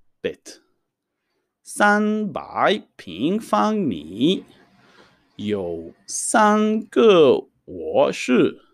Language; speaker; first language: Chinese; non-native, fluent; Hebrew